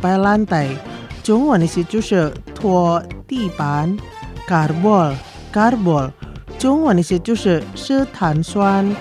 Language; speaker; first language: Chinese; non-native, fluent; Indonesian